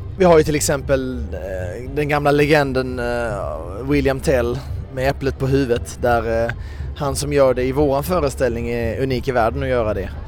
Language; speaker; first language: Swedish; early bilingual, other home language; Romanian